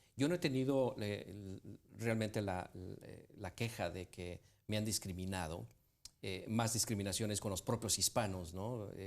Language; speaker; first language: Spanish; native; Spanish